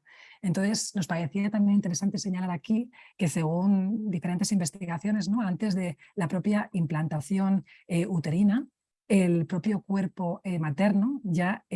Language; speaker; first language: Spanish; native; Spanish